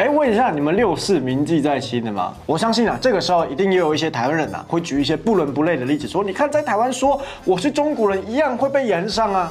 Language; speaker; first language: Chinese; native; Chinese